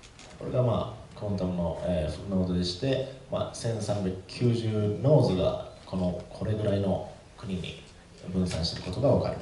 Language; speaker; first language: Japanese; native; Japanese